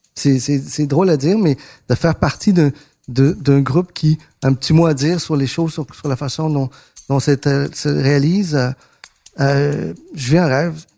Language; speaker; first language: French; early bilingual, other home language; Spanish